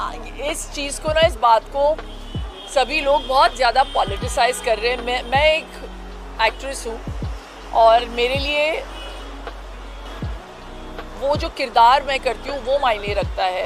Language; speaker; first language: Hindi; non-native, local second language; Tulu